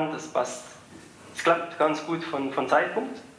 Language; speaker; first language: German; non-native, fluent; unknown